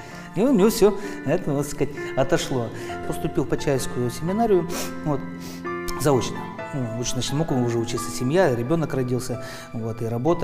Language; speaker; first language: Russian; native; Russian